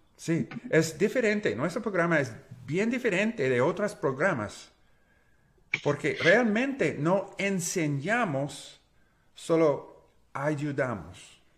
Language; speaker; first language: Spanish; non-native, learner; English